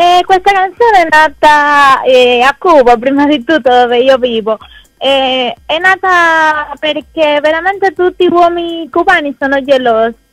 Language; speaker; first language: Italian; non-native, fluent; Spanish